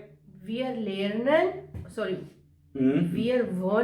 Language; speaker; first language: German; non-native, learner; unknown